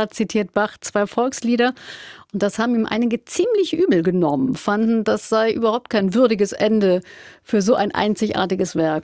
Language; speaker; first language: German; native; German